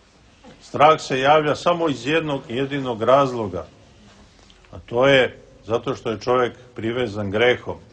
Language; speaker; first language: Serbian; native; Serbian